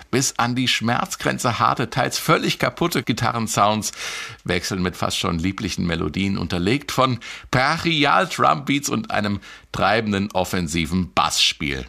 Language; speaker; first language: German; native; German